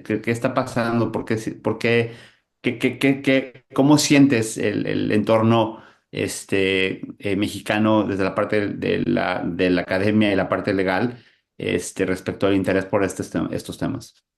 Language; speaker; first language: Spanish; native; Spanish